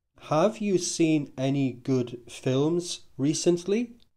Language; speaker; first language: English; native; English